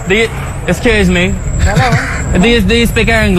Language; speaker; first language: English; non-native, learner; French